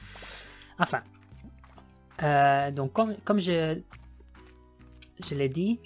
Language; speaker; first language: French; non-native, learner; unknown